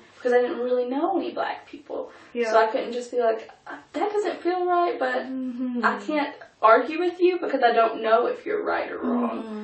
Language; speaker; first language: English; native; English